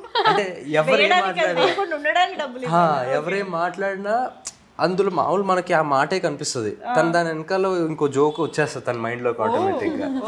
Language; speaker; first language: Telugu; native; Telugu